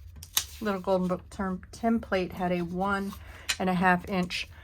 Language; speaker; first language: English; native; English